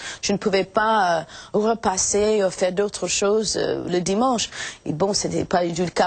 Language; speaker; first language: French; non-native, fluent; English